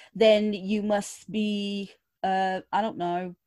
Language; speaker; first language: English; non-native, fluent; Portuguese